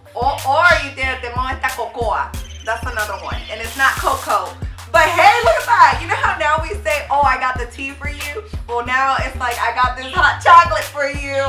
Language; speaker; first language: English; native; English